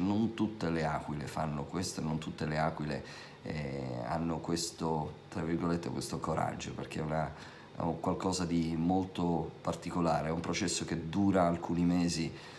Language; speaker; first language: Italian; native; Italian